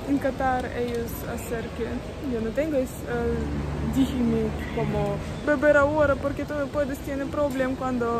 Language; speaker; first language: Spanish; non-native, learner; Russian